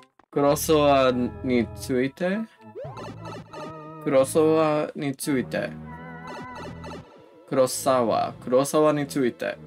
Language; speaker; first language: Japanese; non-native, learner; English